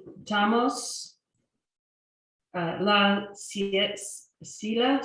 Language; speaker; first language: Spanish; non-native, learner; English